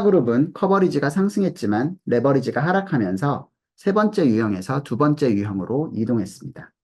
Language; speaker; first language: Korean; native; Korean